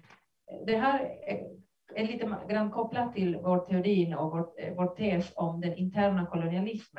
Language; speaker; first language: Swedish; non-native, fluent; Spanish